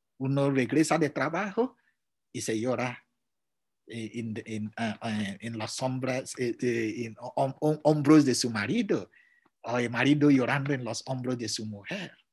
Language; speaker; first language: Spanish; non-native, fluent; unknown